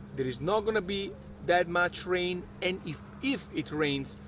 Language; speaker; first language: English; non-native, fluent; Italian